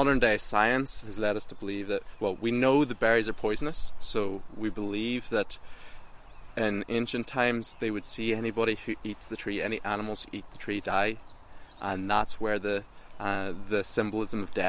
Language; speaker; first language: English; native; English